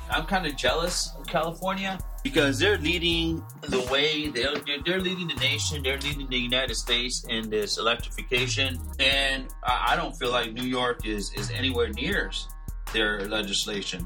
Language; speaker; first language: English; native; English